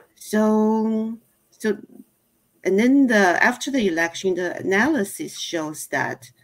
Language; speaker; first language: English; non-native, fluent; Chinese